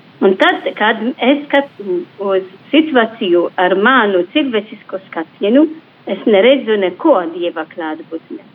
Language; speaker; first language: Latvian; non-native, fluent; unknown